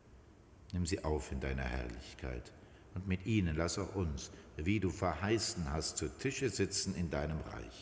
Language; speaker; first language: German; native; German